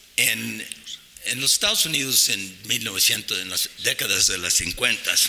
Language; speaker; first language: Spanish; non-native, fluent; English